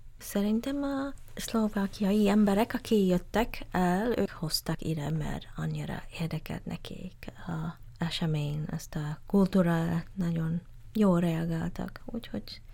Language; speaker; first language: Hungarian; non-native, fluent; English